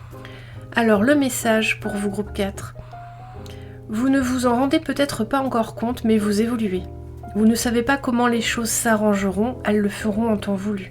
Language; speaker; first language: French; native; French